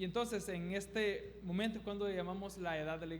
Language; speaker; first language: Spanish; native; Spanish